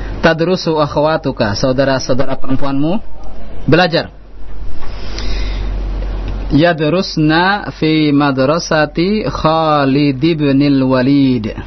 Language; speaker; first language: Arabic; non-native, fluent; Indonesian